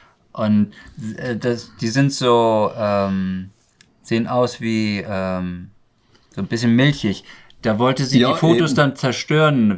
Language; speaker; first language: German; native; German